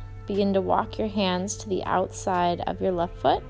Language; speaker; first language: English; native; English